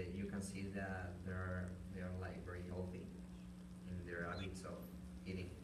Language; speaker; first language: English; non-native, learner; Spanish